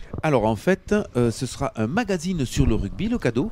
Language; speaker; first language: French; native; French